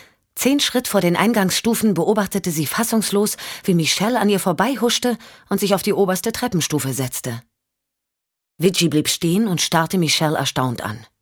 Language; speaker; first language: German; native; German